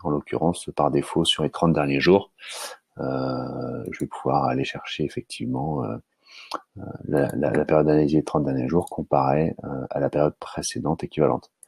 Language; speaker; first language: French; native; French